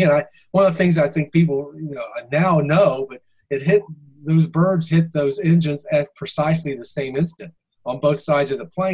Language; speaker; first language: English; native; English